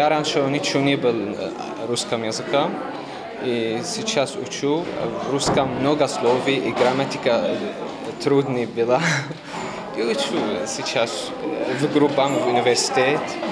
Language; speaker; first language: Russian; non-native, learner; Arabic